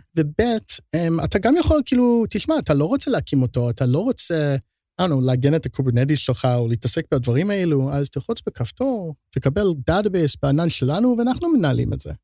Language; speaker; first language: Hebrew; early bilingual, heritage; Hebrew